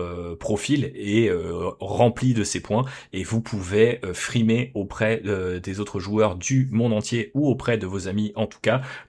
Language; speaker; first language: French; native; French